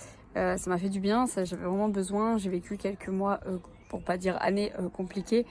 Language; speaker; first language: French; native; French